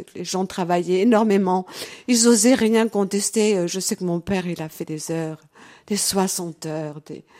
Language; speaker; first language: French; early bilingual, other home language; Portuguese